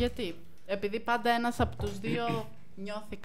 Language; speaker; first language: Greek; native; Greek